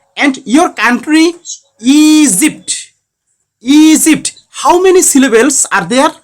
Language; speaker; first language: English; non-native, learner; Bangla